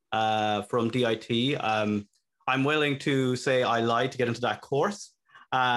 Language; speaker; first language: English; native; English